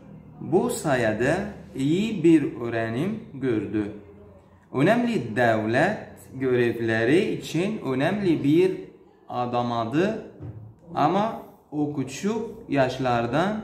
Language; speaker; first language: Turkish; non-native, learner; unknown